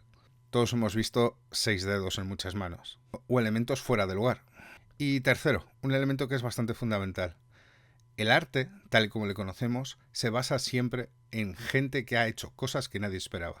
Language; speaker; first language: Spanish; native; Spanish